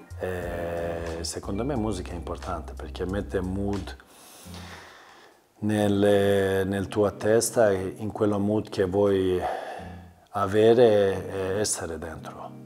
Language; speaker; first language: Italian; non-native, learner; Swedish